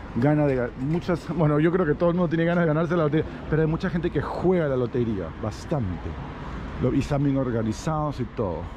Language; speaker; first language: Spanish; native; Spanish